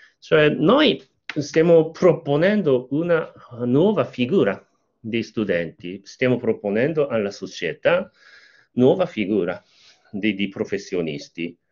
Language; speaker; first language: Italian; non-native, fluent; Japanese